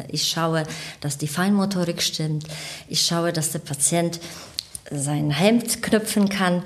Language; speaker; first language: German; native; German